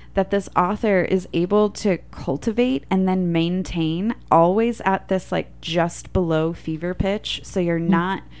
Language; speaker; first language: English; native; English